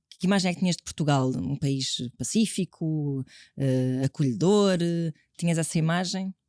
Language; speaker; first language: Portuguese; native; Portuguese